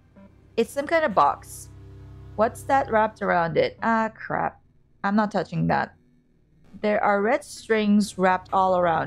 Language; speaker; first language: English; native; English